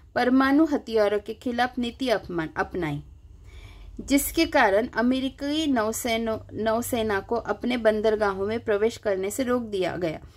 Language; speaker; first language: Hindi; non-native, local second language; Marathi